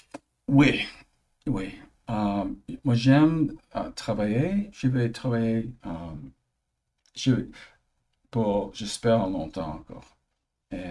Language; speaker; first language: French; early bilingual, heritage; English